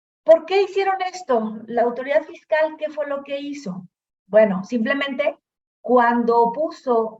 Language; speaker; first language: Spanish; native; Spanish